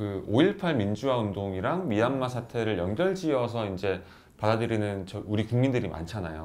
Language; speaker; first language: Korean; native; Korean